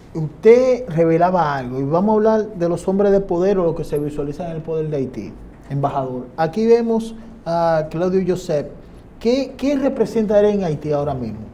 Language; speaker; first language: Spanish; native; Spanish